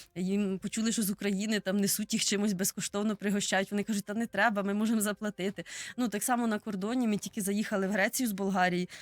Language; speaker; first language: Ukrainian; native; Ukrainian